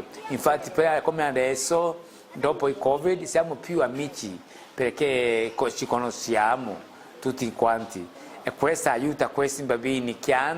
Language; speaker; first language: Italian; non-native, fluent; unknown